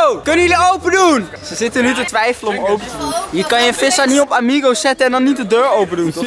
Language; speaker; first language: Dutch; native; Dutch